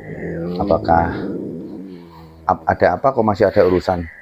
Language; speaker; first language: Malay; non-native, local second language; Javanese